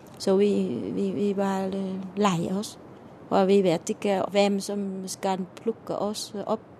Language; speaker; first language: Norwegian; non-native, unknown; Vietnamese